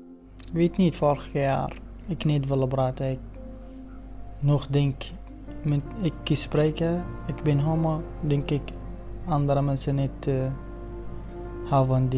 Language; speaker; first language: Dutch; non-native, learner; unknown